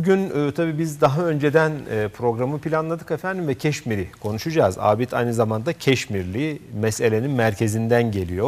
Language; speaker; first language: Turkish; native; Turkish